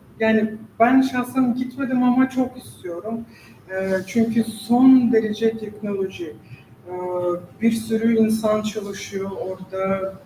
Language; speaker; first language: Turkish; non-native, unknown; Russian